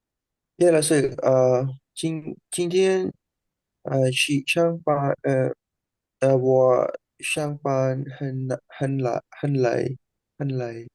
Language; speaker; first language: Chinese; non-native, learner; Khmer